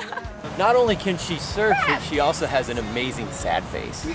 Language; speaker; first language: English; native; English